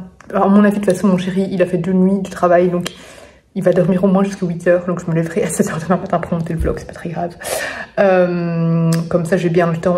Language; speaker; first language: French; native; French